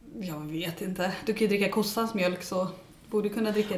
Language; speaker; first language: Swedish; native; Swedish